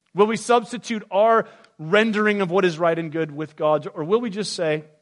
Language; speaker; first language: English; native; English